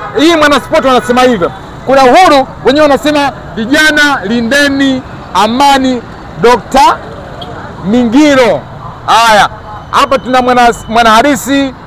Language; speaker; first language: Swahili; native; Swahili